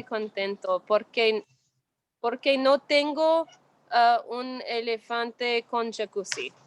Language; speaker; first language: Spanish; non-native, learner; English